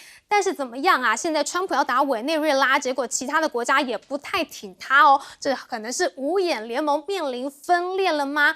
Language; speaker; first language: Chinese; native; Chinese